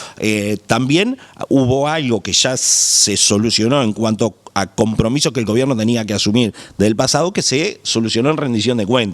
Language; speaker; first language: Spanish; native; Spanish